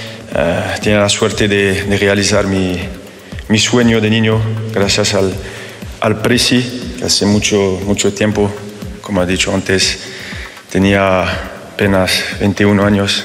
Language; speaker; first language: Spanish; non-native, fluent; French